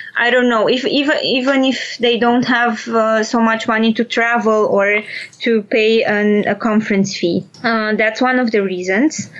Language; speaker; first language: English; non-native, fluent; Romanian